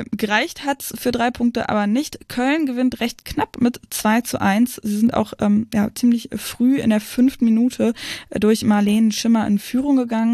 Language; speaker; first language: German; native; German